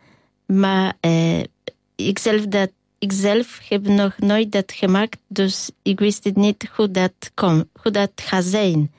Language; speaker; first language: Dutch; non-native, fluent; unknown